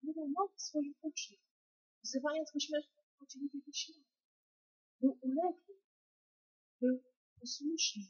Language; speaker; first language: Polish; native; Polish